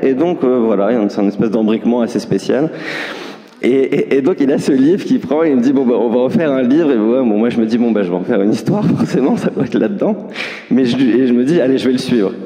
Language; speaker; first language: French; native; French